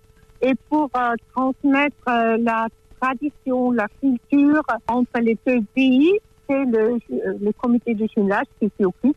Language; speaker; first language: French; non-native, fluent; German